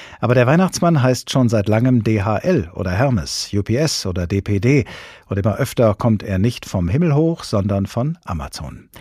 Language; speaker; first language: German; native; German